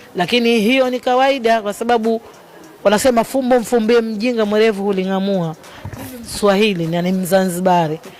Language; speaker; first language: Swahili; native; Swahili